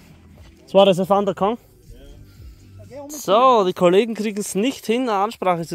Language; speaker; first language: German; native; German